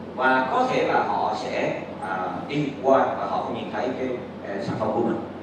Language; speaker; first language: Vietnamese; native; Vietnamese